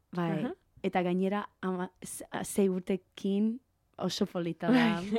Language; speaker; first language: Basque; non-native, learner; English